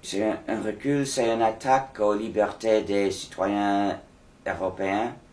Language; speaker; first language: French; non-native, fluent; English